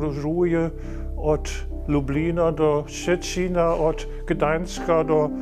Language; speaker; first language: Polish; non-native, fluent; German